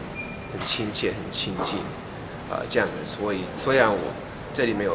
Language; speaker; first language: Chinese; non-native, fluent; English